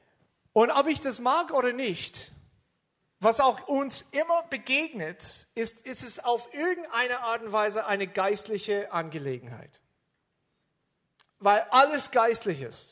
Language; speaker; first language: German; non-native, fluent; English